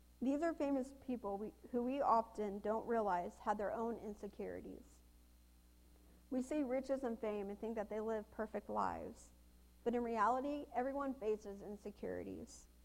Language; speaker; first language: English; native; English